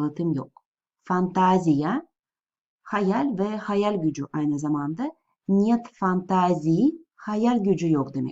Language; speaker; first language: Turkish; non-native, fluent; Russian